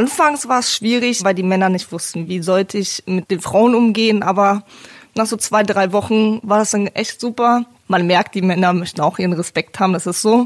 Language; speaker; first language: German; native; German